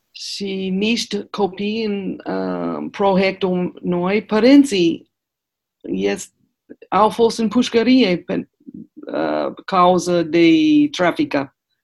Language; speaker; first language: Romanian; non-native, learner; English